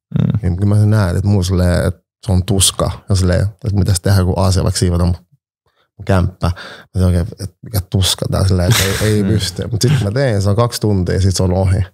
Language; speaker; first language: Finnish; early bilingual, other home language; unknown